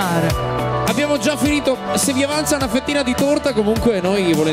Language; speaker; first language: Italian; native; Italian